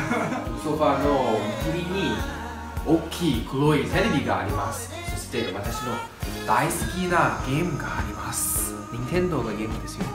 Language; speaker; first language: Japanese; non-native, learner; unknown